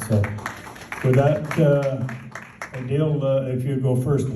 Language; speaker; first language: English; native; English